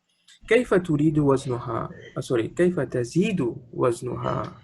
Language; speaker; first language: Arabic; non-native, fluent; English